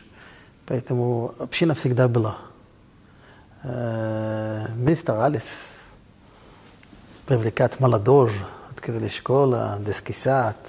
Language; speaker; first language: Russian; non-native, fluent; Hebrew